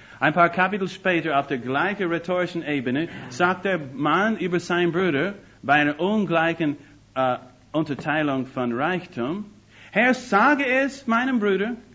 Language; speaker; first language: German; non-native, fluent; English